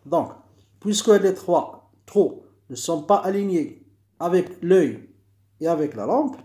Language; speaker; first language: French; non-native, local second language; Arabic